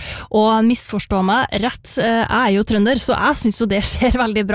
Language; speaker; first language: Norwegian; native; Norwegian